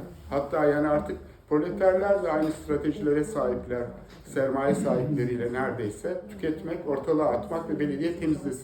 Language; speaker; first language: Turkish; native; Turkish